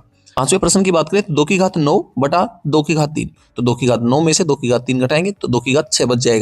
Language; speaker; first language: Hindi; native; Hindi